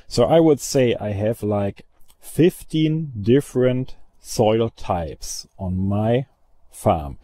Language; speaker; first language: English; non-native, fluent; German